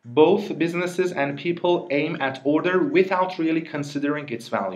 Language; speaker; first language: English; non-native, fluent; Persian